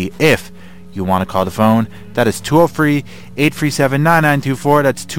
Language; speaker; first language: English; native; English